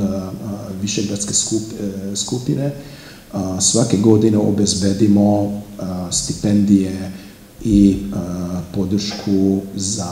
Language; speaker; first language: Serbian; non-native, fluent; Hungarian